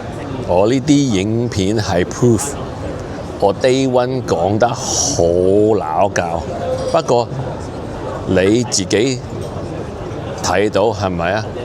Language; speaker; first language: Cantonese; early bilingual, heritage; English